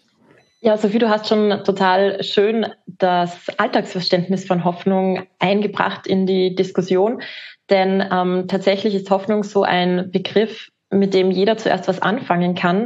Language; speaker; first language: German; native; German